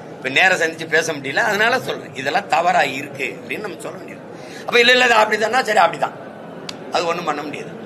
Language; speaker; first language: Tamil; native; Tamil